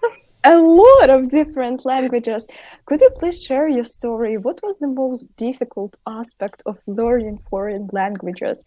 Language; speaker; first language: English; non-native, fluent; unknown